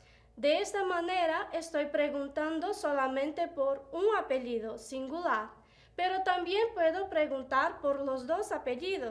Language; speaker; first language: Spanish; non-native, fluent; Portuguese